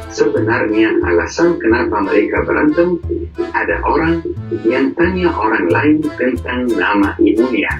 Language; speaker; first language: Indonesian; non-native, fluent; Arabic